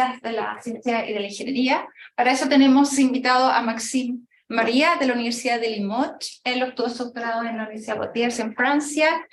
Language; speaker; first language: Spanish; native; Spanish